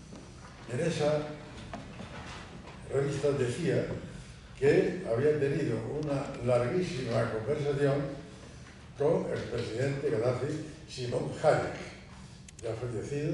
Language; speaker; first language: Spanish; native; Spanish